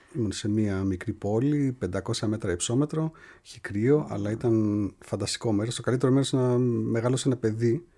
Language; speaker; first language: Greek; early bilingual, heritage; Greek